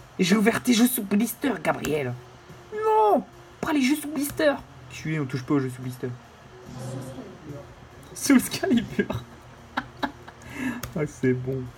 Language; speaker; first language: French; native; French